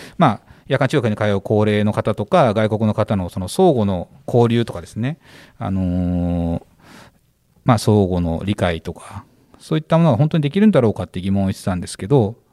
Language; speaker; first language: Japanese; native; Japanese